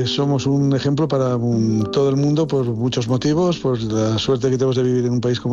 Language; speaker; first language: Spanish; native; Spanish